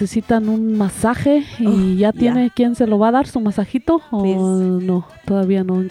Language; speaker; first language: Spanish; native; Spanish